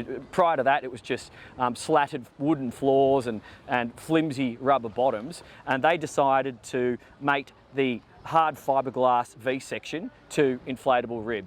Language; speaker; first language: English; native; English